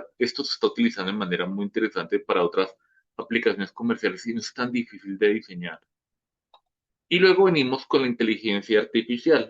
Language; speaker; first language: Spanish; native; Spanish